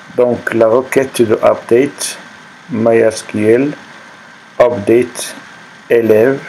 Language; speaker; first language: French; non-native, local second language; Arabic